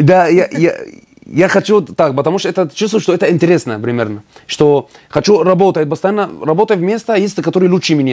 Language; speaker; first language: Russian; non-native, learner; Arabic